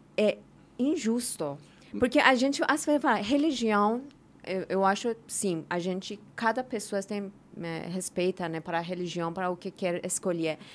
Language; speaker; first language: Portuguese; non-native, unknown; Persian